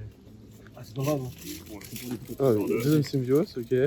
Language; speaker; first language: French; native; French